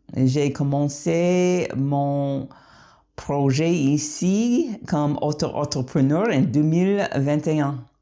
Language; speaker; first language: French; non-native, fluent; English